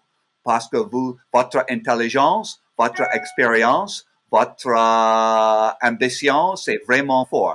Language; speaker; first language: French; non-native, learner; English